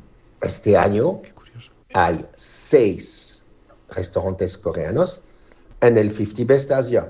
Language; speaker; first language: Spanish; non-native, fluent; French